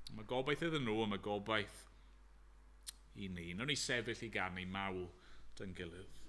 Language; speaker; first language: Welsh; native; Welsh